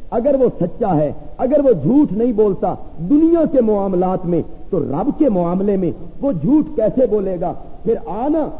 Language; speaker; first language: Urdu; non-native, local second language; Punjabi